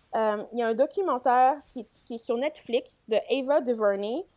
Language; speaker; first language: French; native; French